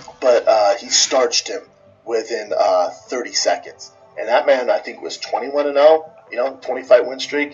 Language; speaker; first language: English; native; English